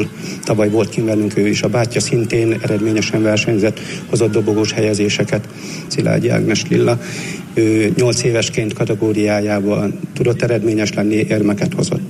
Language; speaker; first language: Hungarian; native; Hungarian